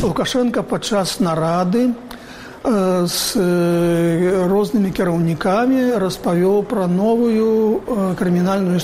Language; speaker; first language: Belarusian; non-native, local second language; Russian